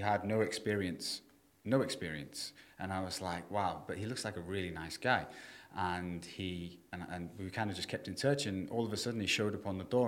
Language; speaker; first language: English; native; English